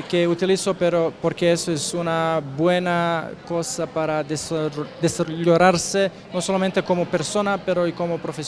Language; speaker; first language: Spanish; non-native, fluent; Croatian